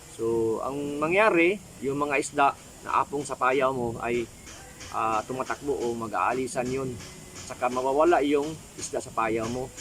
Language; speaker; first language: Filipino; non-native, local second language; Cebuano